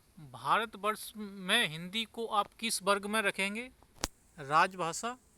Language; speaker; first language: Hindi; native; Hindi